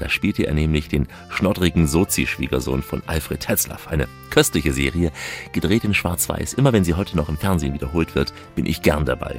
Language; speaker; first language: German; native; German